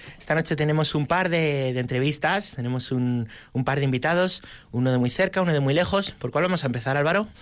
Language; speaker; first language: Spanish; native; Spanish